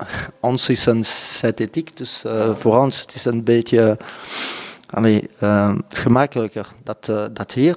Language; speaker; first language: Dutch; non-native, local second language; French